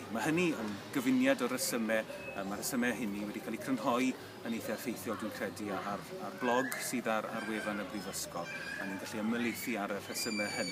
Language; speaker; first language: Welsh; native; Welsh